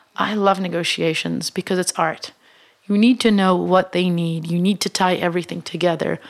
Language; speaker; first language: English; non-native, fluent; Hebrew